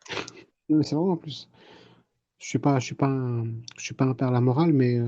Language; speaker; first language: French; native; French